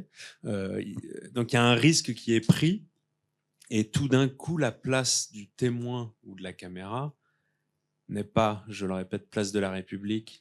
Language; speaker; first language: French; native; French